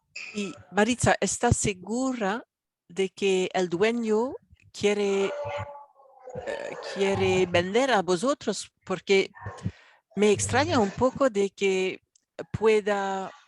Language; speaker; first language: Spanish; non-native, fluent; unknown